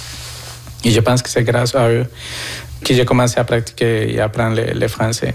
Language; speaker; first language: French; non-native, fluent; Spanish